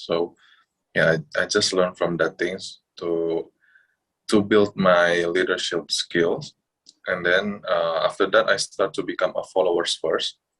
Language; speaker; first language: English; non-native, fluent; Indonesian